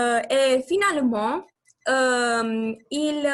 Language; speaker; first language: French; non-native, learner; Romanian